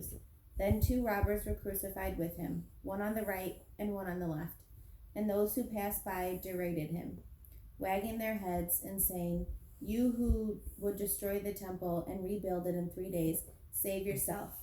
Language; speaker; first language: English; native; English